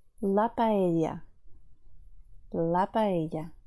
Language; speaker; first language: Spanish; non-native, fluent; Ukrainian